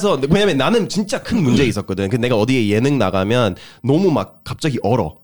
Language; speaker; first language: Korean; early bilingual, heritage; Korean